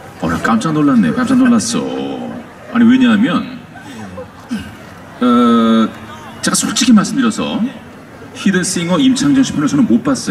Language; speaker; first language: Korean; native; Korean